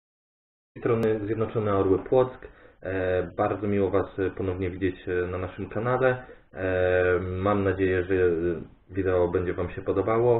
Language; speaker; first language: Polish; native; Polish